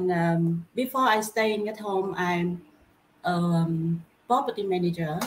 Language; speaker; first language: English; non-native, learner; Vietnamese